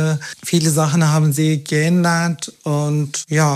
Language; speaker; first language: German; non-native, fluent; Turkish